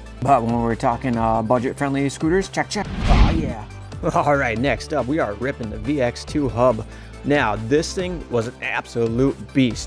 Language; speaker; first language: English; native; English